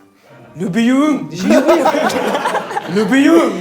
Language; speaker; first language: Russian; non-native, local second language; Kazakh